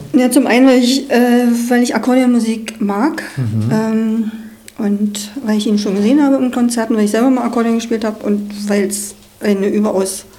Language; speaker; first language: German; native; German